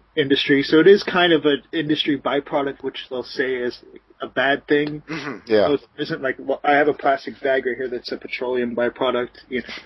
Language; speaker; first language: English; native; English